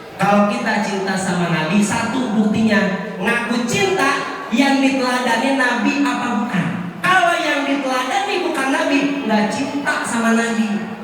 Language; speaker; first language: Indonesian; non-native, local second language; Sundanese